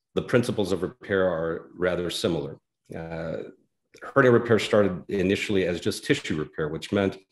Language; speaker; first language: English; native; English